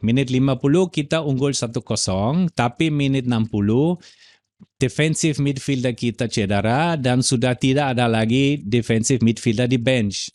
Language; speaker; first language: Indonesian; non-native, fluent; German